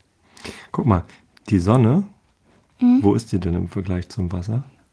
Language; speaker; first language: German; native; German